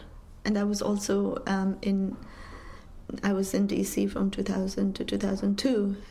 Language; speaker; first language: English; non-native, local second language; Nepali